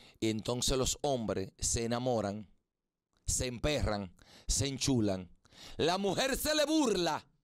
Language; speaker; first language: Spanish; native; Spanish